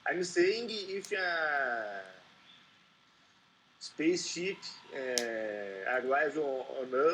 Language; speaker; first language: English; non-native, learner; Portuguese